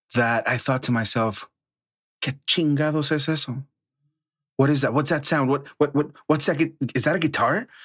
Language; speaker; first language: English; early bilingual, other home language; Spanish